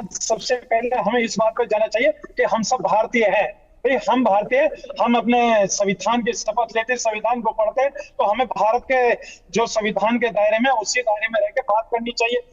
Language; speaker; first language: Hindi; native; Hindi